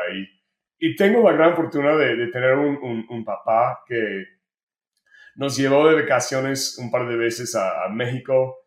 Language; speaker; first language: Spanish; non-native, fluent; English